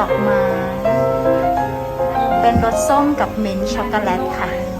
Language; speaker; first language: Thai; native; Thai